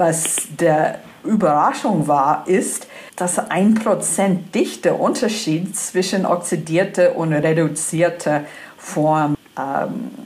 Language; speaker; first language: German; non-native, fluent; English